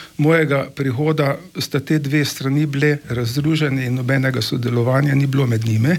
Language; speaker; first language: Slovenian; native; Slovenian